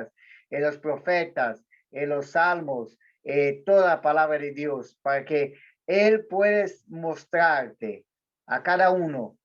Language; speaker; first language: Spanish; non-native, fluent; Portuguese